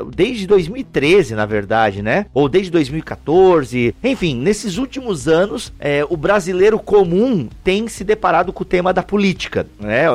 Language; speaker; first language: Portuguese; native; Portuguese